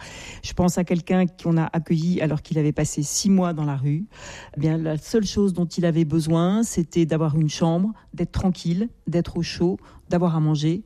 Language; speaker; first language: French; native; French